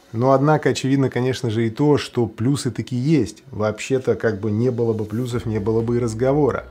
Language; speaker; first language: Russian; native; Russian